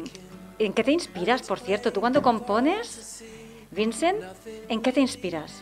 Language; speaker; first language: Spanish; native; Spanish